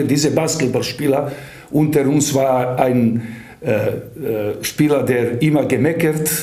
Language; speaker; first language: German; non-native, fluent; Serbian